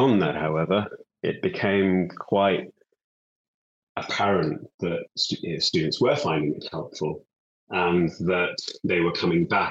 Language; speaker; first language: English; native; English